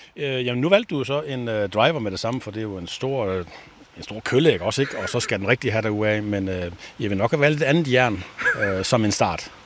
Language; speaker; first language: Danish; native; Danish